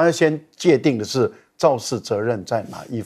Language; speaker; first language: Chinese; native; Chinese